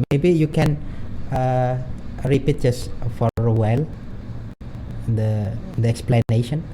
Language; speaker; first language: English; non-native, learner; Indonesian